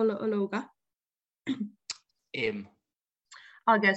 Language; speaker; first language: Irish; non-native, local second language; English